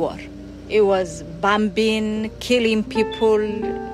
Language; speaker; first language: English; non-native, fluent; Tigrinya